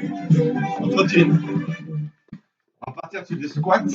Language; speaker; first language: French; native; French